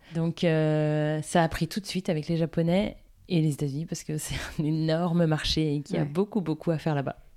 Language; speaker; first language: French; native; French